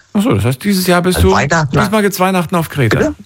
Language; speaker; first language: German; native; German